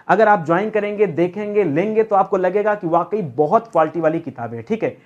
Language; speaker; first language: Hindi; native; Hindi